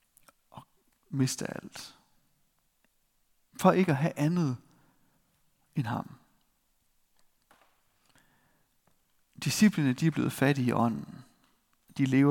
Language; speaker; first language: Danish; native; Danish